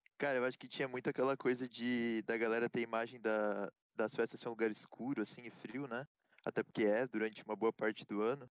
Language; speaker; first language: Portuguese; native; Portuguese